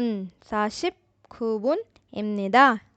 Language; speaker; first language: Korean; non-native, fluent; Urdu